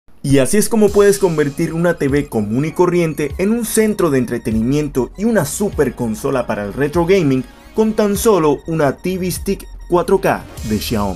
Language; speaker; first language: Spanish; native; Spanish